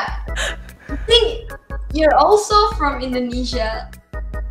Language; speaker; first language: English; non-native, learner; Indonesian